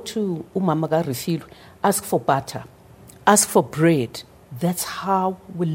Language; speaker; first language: English; non-native, local second language; Zulu